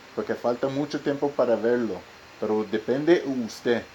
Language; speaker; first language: Spanish; non-native, learner; English